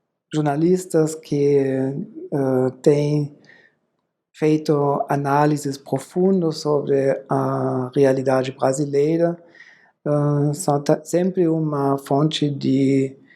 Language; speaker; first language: Portuguese; non-native, fluent; German